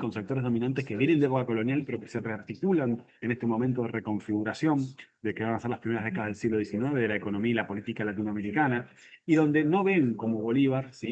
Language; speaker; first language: Spanish; native; Spanish